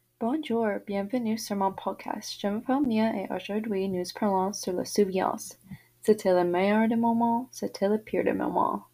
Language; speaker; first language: French; non-native, learner; English